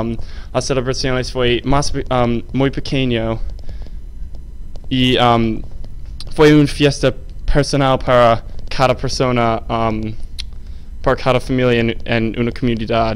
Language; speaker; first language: Spanish; non-native, learner; English